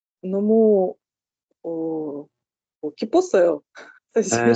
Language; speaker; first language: Korean; non-native, learner; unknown